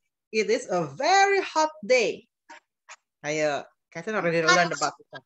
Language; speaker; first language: English; non-native, fluent; Indonesian